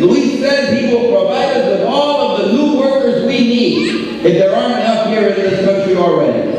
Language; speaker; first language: English; early bilingual, other home language; Spanish